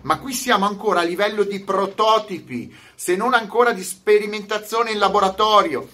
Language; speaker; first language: Italian; native; Italian